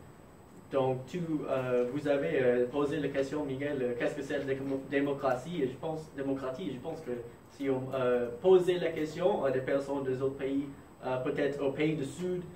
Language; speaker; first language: French; non-native, fluent; English